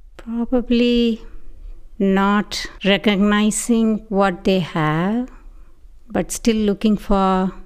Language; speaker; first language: English; non-native, local second language; Tamil